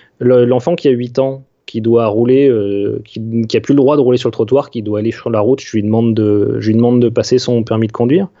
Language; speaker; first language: French; native; French